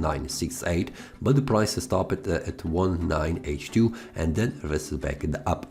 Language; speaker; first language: English; non-native, fluent; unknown